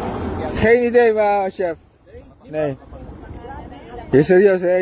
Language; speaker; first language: Dutch; non-native, learner; Filipino